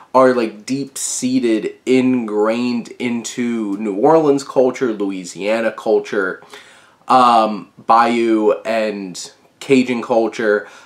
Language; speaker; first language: English; native; English